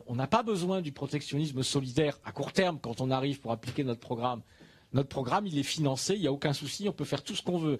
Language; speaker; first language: French; native; French